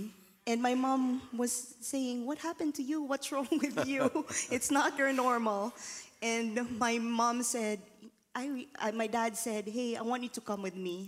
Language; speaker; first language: English; non-native, local second language; Filipino